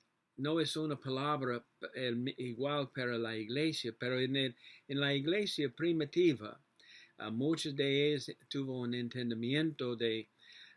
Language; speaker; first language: Spanish; non-native, learner; English